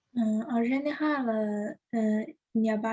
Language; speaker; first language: French; non-native, learner; Chinese